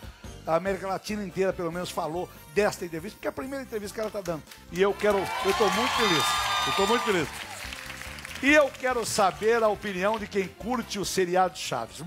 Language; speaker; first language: Portuguese; native; Portuguese